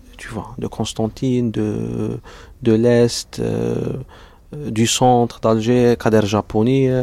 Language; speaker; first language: French; non-native, local second language; Arabic